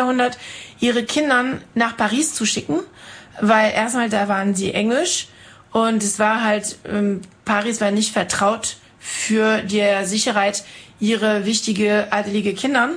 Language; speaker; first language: German; non-native, fluent; French